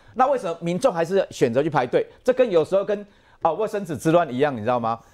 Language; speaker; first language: Chinese; native; Chinese